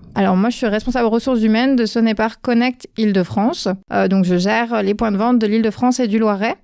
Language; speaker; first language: French; native; French